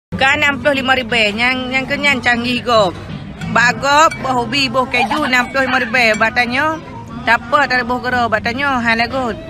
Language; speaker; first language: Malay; non-native, local second language; Achinese